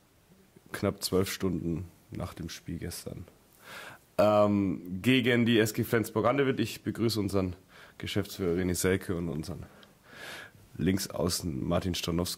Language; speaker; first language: German; native; German